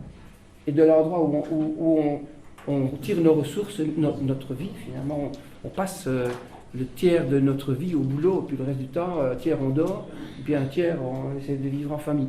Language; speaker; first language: French; native; French